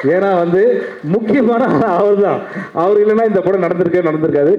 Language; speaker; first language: Tamil; native; Tamil